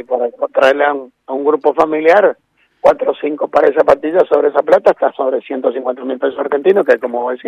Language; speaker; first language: Spanish; native; Spanish